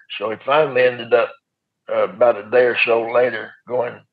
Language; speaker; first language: English; native; English